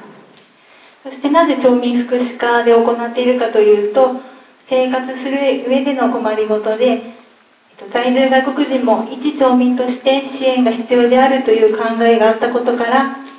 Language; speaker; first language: Japanese; native; Japanese